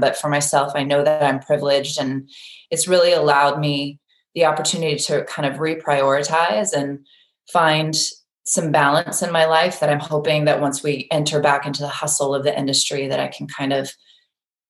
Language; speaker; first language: English; native; English